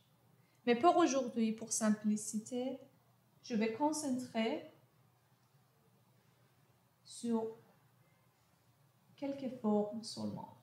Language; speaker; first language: French; non-native, fluent; Persian